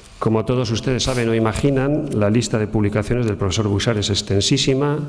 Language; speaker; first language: Spanish; native; Spanish